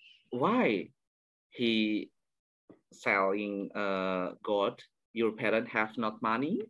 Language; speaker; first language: English; non-native, learner; Indonesian